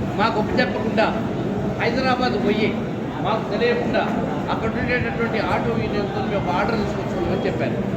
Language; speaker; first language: Telugu; native; Telugu